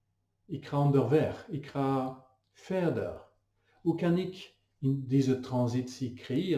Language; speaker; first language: Dutch; non-native, fluent; French